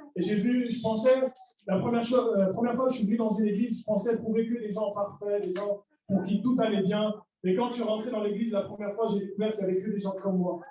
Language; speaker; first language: French; early bilingual, other home language; Arabic